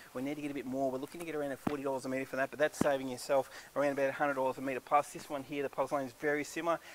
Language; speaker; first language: English; native; English